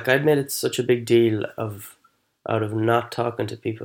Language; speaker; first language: English; native; English